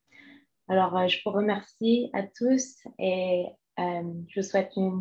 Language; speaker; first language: French; non-native, fluent; English